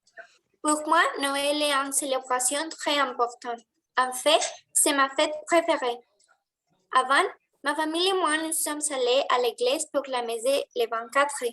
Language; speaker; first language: French; non-native, learner; Spanish